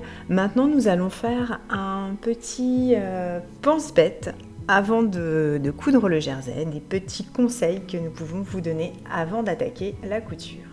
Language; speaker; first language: French; native; French